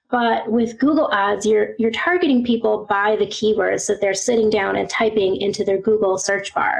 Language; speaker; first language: English; native; English